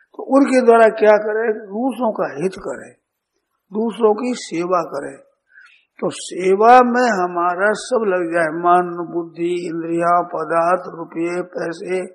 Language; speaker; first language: Hindi; native; Hindi